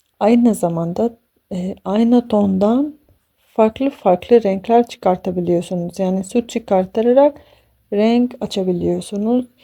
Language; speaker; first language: Turkish; non-native, fluent; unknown